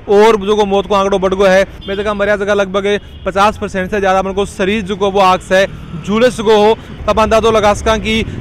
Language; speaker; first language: Hindi; native; Hindi